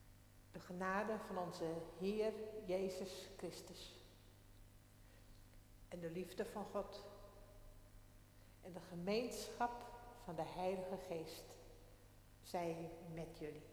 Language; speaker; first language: Dutch; non-native, local second language; Western Frisian